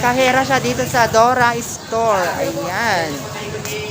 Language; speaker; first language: Filipino; native; Filipino